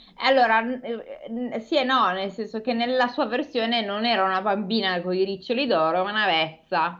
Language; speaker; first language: Italian; native; Italian